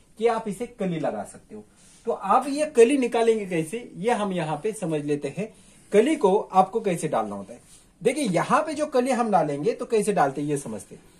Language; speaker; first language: Hindi; non-native, local second language; Marathi